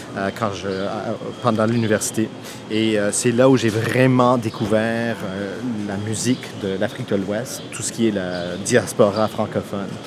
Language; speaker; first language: French; non-native, local second language; English